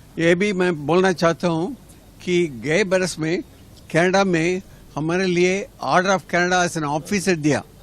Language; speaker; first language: Hindi; non-native, local second language; Gujarati